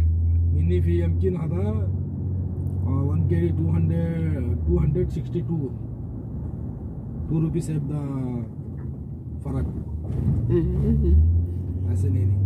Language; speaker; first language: Arabic; non-native, learner; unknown